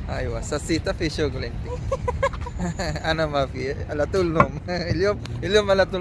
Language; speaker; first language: Arabic; non-native, learner; Filipino